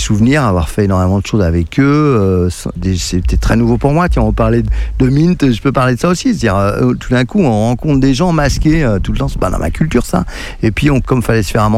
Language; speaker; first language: French; native; French